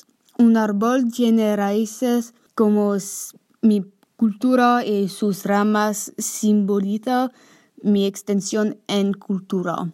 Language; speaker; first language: Spanish; non-native, learner; English